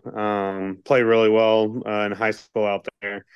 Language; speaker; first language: English; native; English